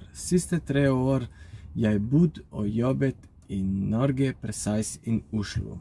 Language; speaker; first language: Norwegian; non-native, learner; Bosnian